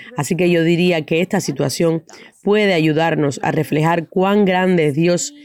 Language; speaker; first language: Spanish; non-native, fluent; Ukrainian